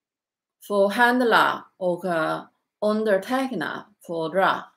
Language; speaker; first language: Swedish; non-native, learner; Chinese